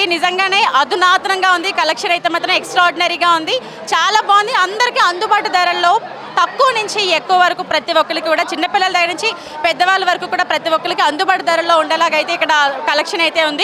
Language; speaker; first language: Telugu; native; Telugu